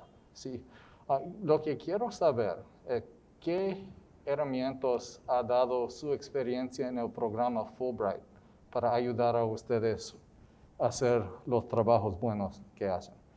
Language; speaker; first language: Spanish; non-native, fluent; English